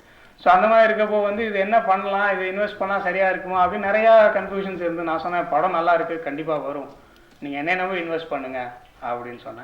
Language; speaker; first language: Tamil; native; Tamil